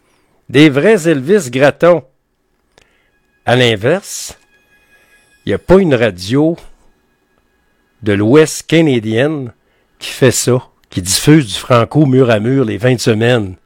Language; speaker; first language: French; native; French